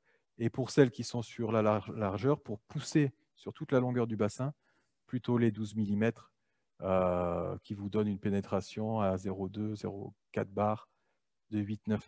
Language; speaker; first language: French; native; French